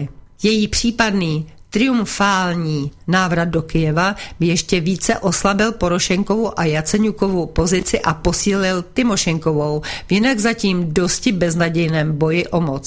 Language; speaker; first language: Czech; native; Czech